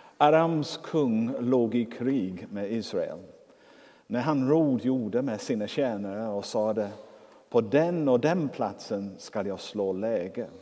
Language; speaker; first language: Swedish; non-native, fluent; English